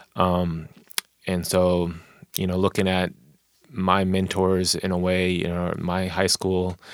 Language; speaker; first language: English; native; English